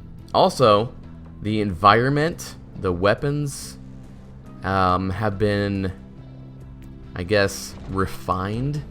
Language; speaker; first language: English; native; English